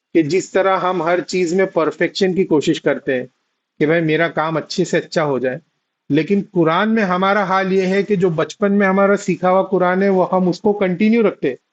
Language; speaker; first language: Urdu; native; Urdu